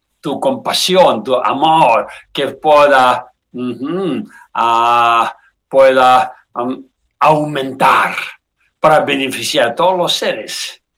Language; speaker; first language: Spanish; non-native, learner; Tibetan